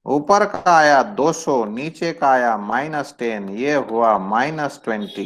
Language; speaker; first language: Hindi; non-native, local second language; Marathi